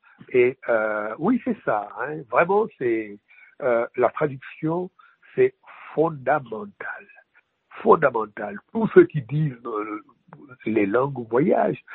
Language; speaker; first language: French; non-native, local second language; Wolof